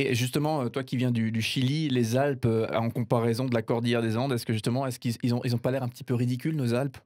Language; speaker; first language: French; native; French